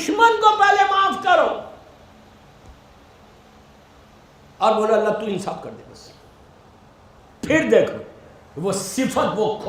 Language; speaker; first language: Urdu; native; Urdu